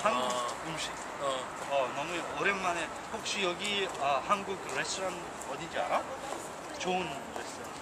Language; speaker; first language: Korean; non-native, learner; Persian